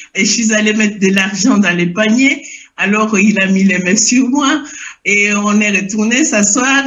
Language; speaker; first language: French; non-native, local second language; Lingala